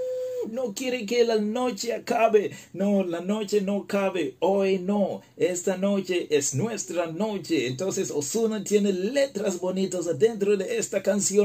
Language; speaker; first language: Spanish; non-native, learner; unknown